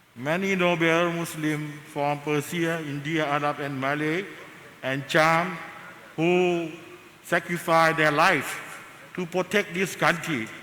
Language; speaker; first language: English; non-native, learner; Thai